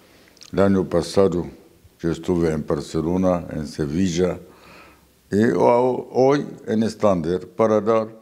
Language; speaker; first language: Spanish; non-native, fluent; Arabic